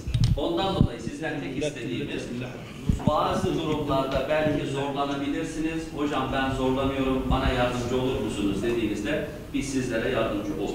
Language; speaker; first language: Turkish; native; Turkish